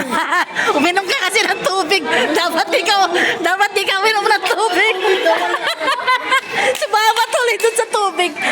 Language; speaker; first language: Filipino; native; Filipino